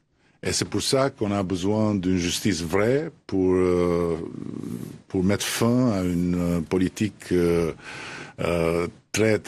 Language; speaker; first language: French; non-native, fluent; Albanian